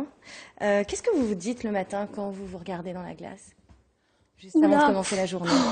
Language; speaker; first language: French; native; French